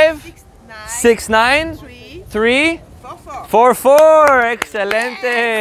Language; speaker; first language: Spanish; non-native, fluent; English